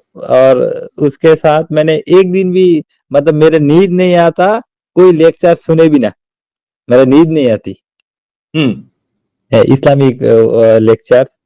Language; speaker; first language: Hindi; non-native, learner; Bangla